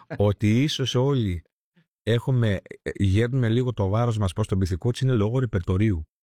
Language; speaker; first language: Greek; early bilingual, heritage; Greek